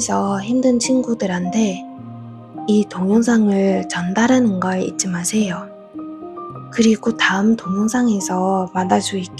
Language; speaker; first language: Korean; non-native, fluent; Vietnamese